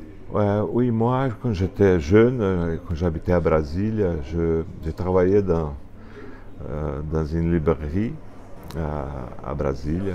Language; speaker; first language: French; non-native, fluent; Portuguese